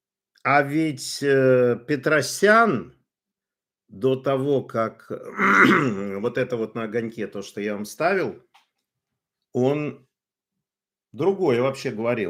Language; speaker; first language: Russian; native; Russian